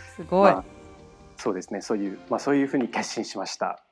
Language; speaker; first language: Japanese; non-native, fluent; English